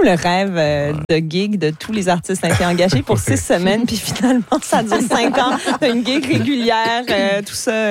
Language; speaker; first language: French; native; French